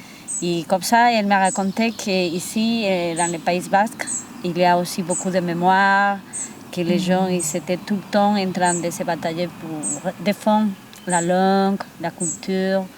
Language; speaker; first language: French; non-native, fluent; Spanish